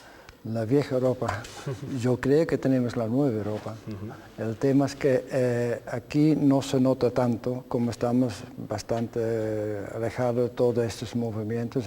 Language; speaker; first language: Spanish; non-native, fluent; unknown